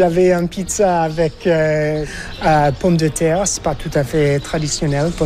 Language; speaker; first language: French; non-native, fluent; English